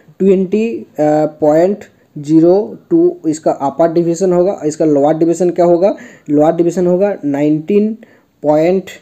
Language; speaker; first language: Hindi; non-native, local second language; Bangla